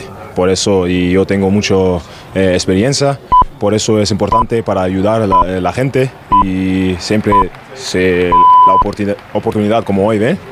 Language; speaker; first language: Spanish; non-native, learner; German